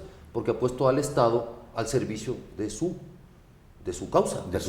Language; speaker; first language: Spanish; native; Spanish